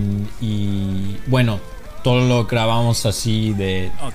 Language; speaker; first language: Spanish; non-native, fluent; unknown